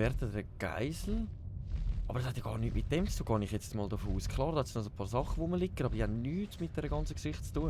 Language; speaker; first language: German; native; German